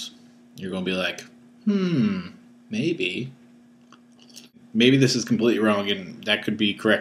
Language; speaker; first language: English; native; English